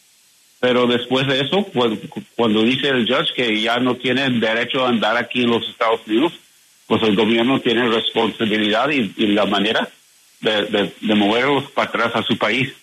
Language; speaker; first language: Spanish; non-native, learner; English